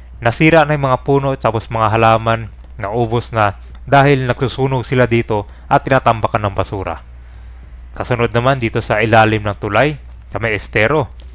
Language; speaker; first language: Filipino; native; Filipino